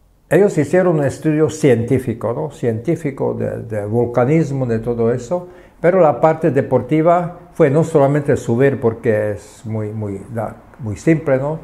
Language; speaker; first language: Spanish; non-native, fluent; Czech